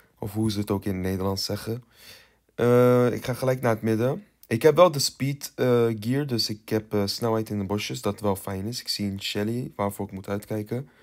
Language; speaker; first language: Dutch; early bilingual, other home language; Turkish